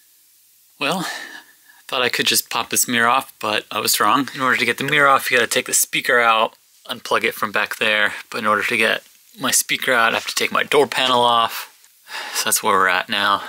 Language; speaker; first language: English; native; English